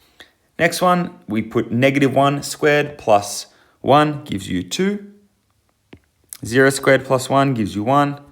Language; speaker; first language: English; native; English